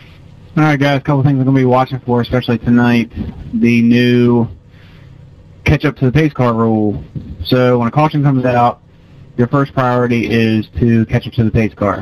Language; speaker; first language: English; native; English